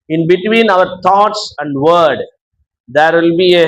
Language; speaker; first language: English; non-native, local second language; Tamil